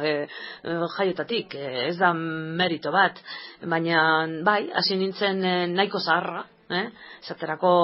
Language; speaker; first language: Basque; non-native, local second language; Spanish